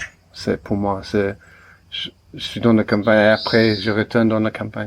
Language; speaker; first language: French; non-native, learner; English